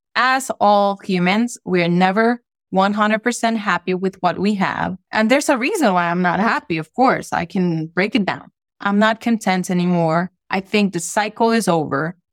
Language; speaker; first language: English; non-native, fluent; Spanish